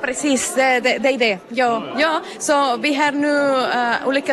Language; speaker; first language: Swedish; non-native, learner; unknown